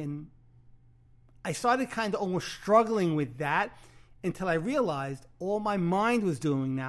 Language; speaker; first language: English; native; English